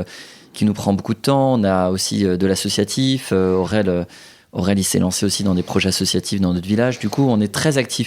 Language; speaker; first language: French; native; French